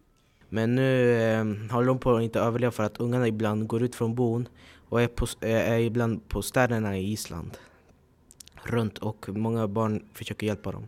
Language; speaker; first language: Swedish; early bilingual, other home language; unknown